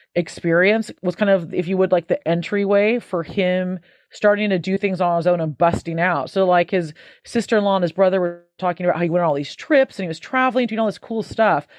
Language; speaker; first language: English; native; English